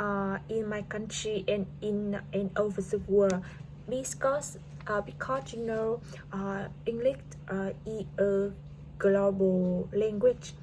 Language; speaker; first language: English; non-native, learner; Vietnamese